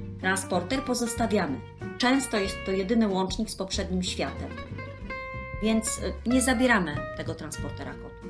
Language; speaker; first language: Polish; native; Polish